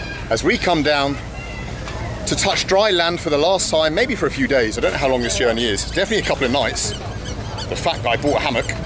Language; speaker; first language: English; native; English